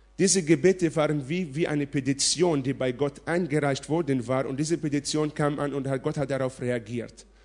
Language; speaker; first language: German; non-native, fluent; Arabic